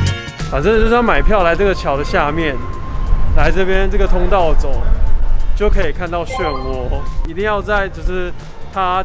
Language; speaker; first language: Chinese; native; Chinese